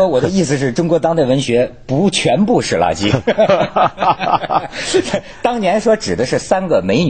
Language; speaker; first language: Chinese; native; Chinese